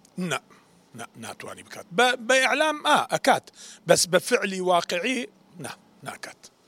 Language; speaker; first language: Central Kurdish; non-native, local second language; Turkish